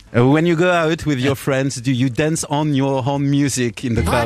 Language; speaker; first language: English; non-native, fluent; French